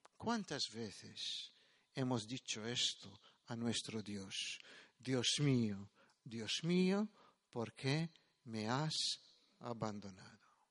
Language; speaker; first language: Spanish; non-native, fluent; Maltese